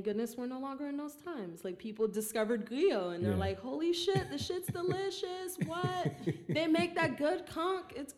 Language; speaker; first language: English; early bilingual, other home language; Haitian Creole